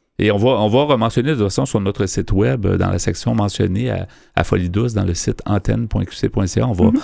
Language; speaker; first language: French; native; French